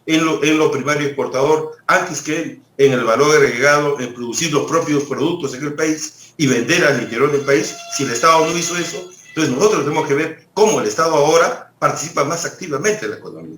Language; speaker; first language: Spanish; native; Spanish